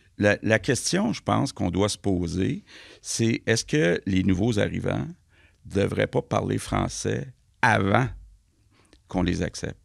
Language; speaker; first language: French; native; French